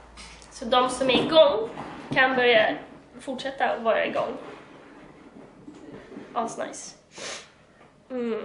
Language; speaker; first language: Swedish; native; Swedish